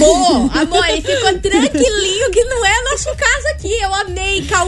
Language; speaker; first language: Portuguese; native; Portuguese